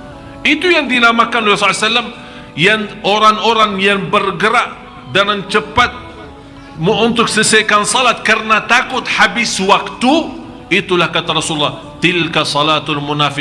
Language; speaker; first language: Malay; non-native, fluent; Arabic